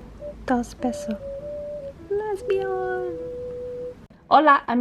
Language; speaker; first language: Spanish; non-native, learner; English